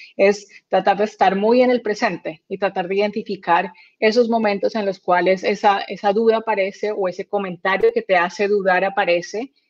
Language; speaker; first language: Spanish; native; Spanish